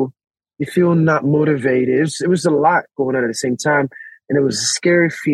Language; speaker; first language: English; non-native, local second language; Yoruba